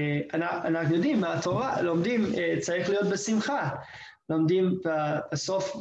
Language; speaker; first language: Hebrew; non-native, fluent; English